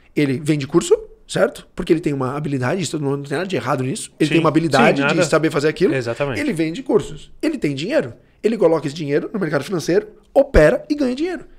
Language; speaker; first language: Portuguese; early bilingual, other home language; Italian